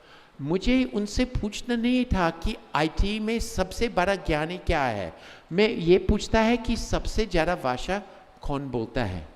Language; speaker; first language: Hindi; non-native, fluent; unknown